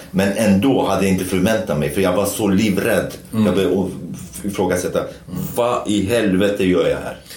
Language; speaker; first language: Swedish; non-native, fluent; Kurdish